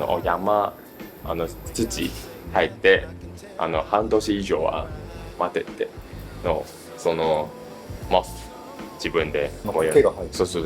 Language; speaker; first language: Japanese; non-native, learner; Chinese